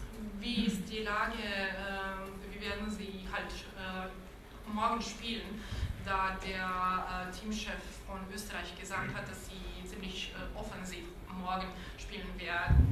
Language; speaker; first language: German; non-native, local second language; Bosnian